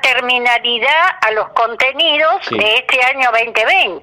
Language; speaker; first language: Spanish; native; Spanish